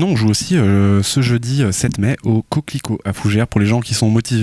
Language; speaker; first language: French; native; French